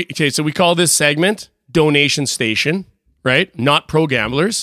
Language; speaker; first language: English; native; English